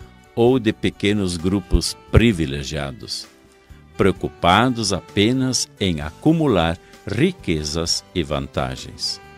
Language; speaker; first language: Portuguese; native; Portuguese